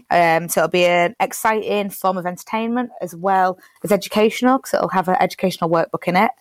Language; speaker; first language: English; native; English